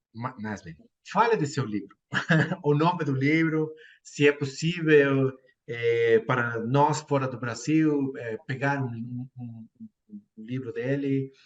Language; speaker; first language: Portuguese; non-native, fluent; Spanish